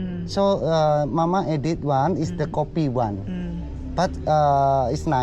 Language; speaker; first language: English; non-native, learner; Indonesian